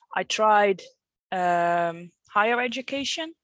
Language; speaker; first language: English; non-native, fluent; Dutch